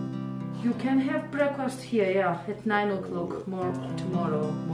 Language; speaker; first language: English; non-native, learner; Georgian